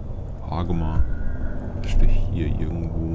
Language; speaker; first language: German; native; German